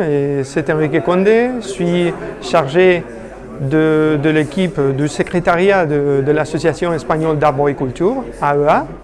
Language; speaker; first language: French; non-native, fluent; Spanish